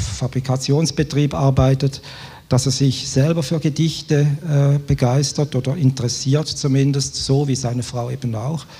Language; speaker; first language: German; native; German